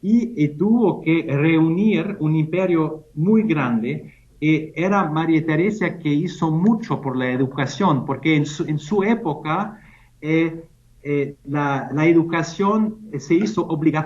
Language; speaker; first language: Spanish; non-native, fluent; German